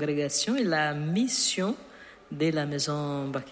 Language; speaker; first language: French; non-native, learner; Portuguese